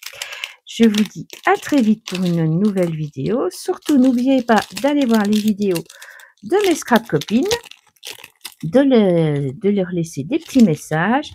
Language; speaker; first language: French; native; French